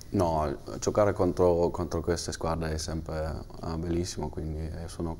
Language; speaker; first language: Italian; non-native, learner; German